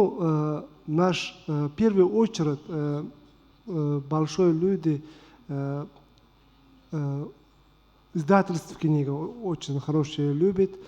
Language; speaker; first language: Russian; non-native, learner; Uzbek